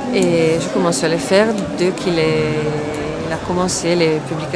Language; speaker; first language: French; non-native, fluent; Italian